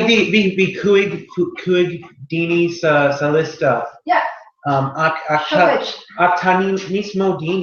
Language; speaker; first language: Irish; non-native, learner; English